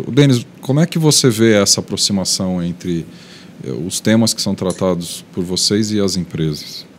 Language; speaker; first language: Portuguese; native; Portuguese